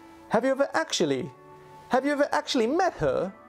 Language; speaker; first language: English; native; English